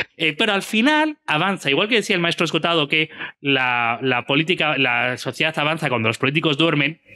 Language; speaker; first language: Spanish; native; Spanish